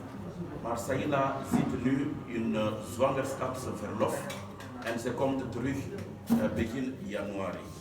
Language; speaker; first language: Dutch; non-native, fluent; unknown